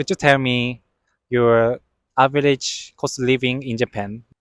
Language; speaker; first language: English; non-native, fluent; Japanese